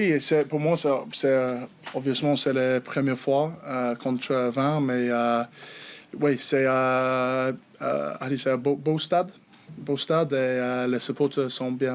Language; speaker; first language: French; non-native, learner; English